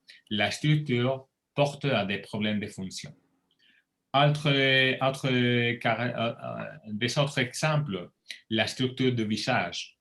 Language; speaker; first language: French; non-native, fluent; Spanish